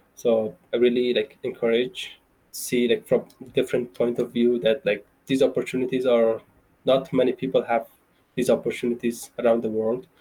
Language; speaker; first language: English; non-native, fluent; Persian